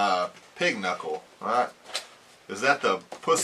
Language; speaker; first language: English; native; English